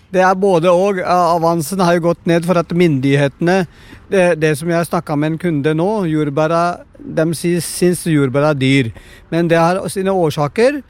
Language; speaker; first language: Norwegian; non-native, fluent; Punjabi